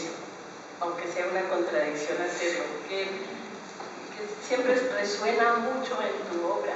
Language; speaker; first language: Spanish; native; Spanish